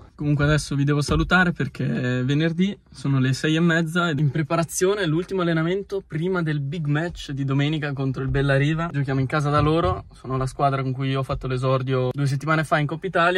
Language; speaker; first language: Italian; native; Italian